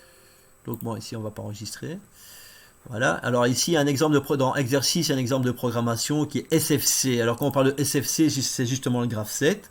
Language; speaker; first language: French; native; French